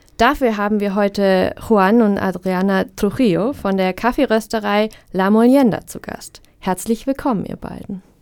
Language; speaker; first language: German; native; German